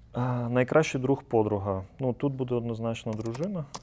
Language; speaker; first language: Ukrainian; native; Ukrainian